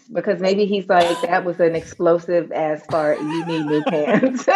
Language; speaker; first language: English; native; English